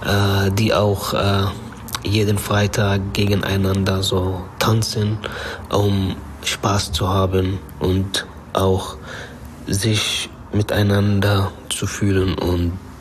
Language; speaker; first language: German; non-native, learner; Arabic